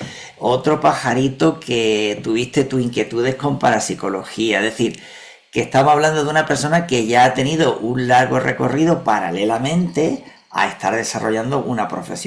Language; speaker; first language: Spanish; native; Spanish